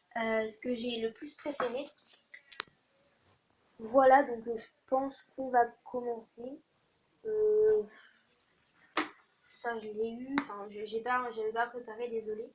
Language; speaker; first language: French; native; French